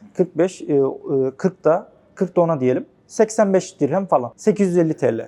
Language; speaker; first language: Turkish; native; Turkish